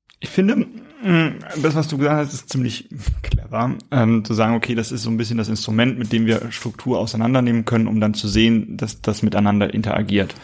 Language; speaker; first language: German; native; German